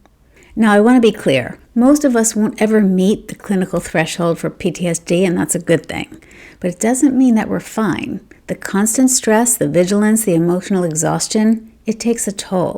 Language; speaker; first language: English; native; English